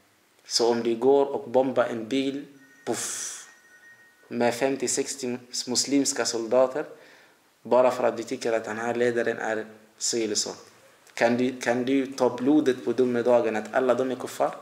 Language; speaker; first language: Swedish; early bilingual, other home language; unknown